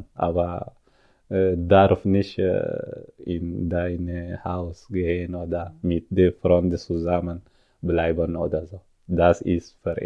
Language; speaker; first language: German; non-native, learner; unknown